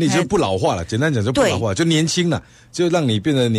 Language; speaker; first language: Chinese; native; Chinese